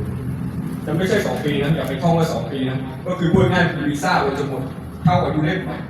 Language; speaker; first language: Thai; native; Thai